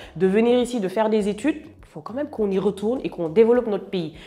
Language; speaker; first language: French; non-native, local second language; Wolof